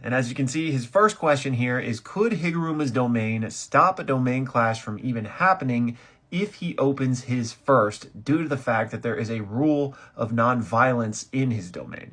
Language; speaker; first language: English; native; English